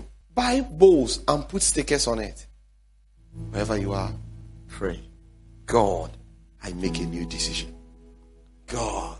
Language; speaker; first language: English; non-native, local second language; Akan